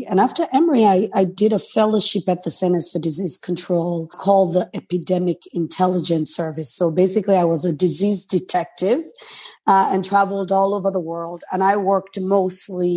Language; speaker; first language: English; non-native, local second language; Krio